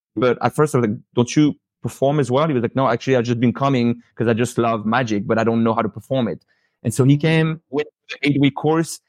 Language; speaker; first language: English; non-native, fluent; French